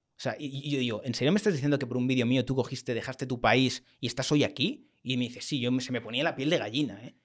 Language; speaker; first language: Spanish; native; Spanish